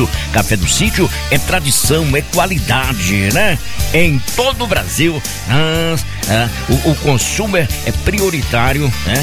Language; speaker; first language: Portuguese; native; Portuguese